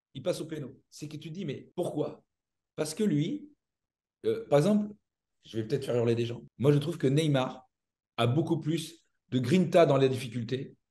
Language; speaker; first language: French; native; French